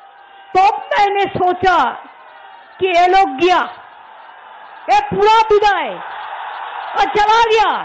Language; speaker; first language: Hindi; non-native, local second language; Bangla